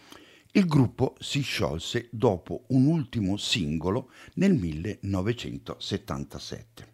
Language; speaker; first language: Italian; native; Italian